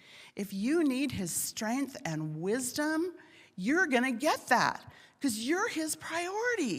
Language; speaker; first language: English; native; English